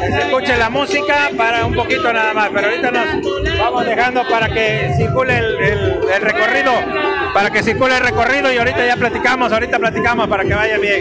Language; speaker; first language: Spanish; native; Spanish